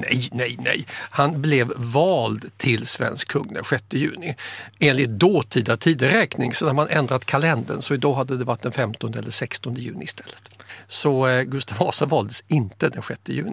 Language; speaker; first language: Swedish; native; Swedish